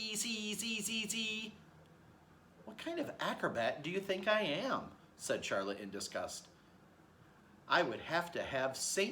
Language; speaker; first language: English; native; English